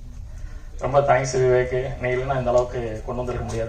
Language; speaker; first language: Tamil; native; Tamil